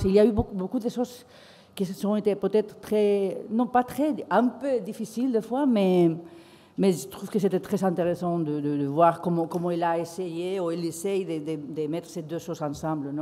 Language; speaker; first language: French; non-native, fluent; Spanish